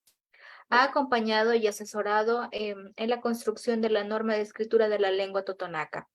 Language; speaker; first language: Spanish; native; Spanish